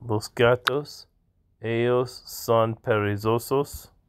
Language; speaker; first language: Spanish; non-native, learner; English